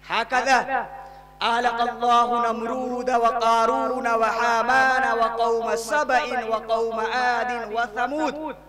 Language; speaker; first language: Arabic; non-native, learner; Urdu